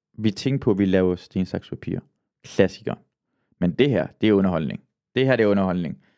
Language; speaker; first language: Danish; early bilingual, other home language; Persian